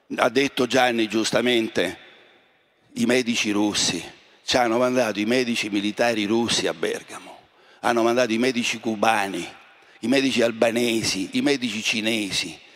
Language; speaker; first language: Italian; native; Italian